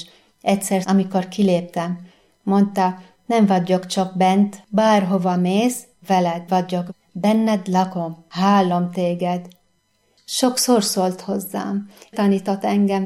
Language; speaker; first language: Hungarian; non-native, fluent; Arabic